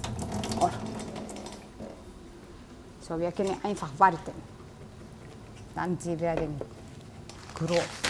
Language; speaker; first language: German; non-native, learner; Japanese